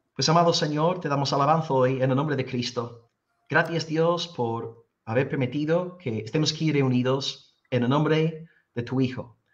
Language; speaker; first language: Spanish; non-native, fluent; English